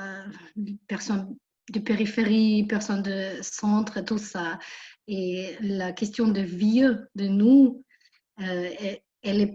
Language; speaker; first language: French; non-native, fluent; German